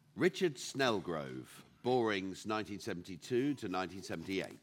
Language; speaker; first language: English; native; English